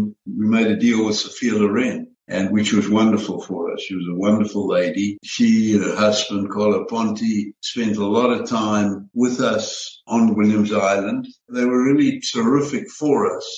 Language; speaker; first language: English; native; English